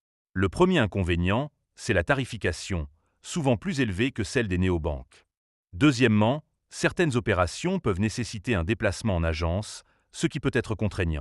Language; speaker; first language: French; native; French